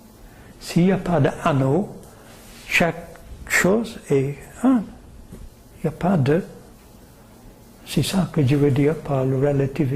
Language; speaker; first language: French; non-native, fluent; English